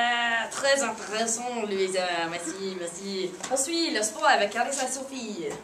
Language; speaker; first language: French; non-native, learner; English